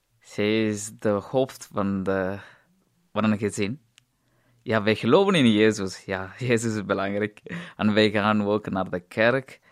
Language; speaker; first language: Dutch; non-native, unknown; Tamil